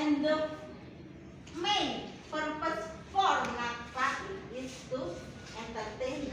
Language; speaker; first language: English; non-native, learner; Indonesian